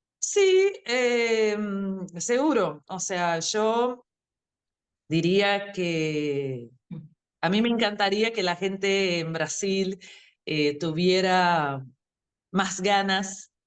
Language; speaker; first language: Spanish; non-native, fluent; Portuguese